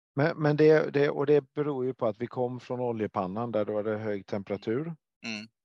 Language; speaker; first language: Swedish; native; Swedish